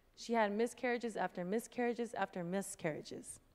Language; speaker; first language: English; native; English